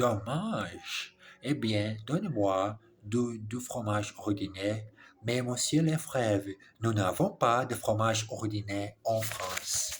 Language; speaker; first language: French; non-native, learner; English